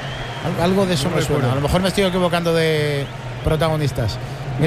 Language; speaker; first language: Spanish; native; Spanish